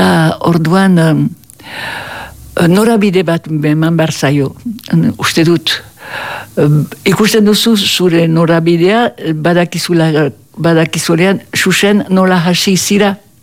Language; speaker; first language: Basque; native; Basque